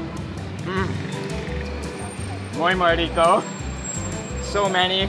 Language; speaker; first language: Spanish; non-native, learner; English